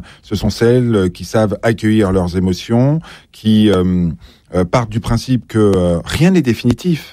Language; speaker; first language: French; native; French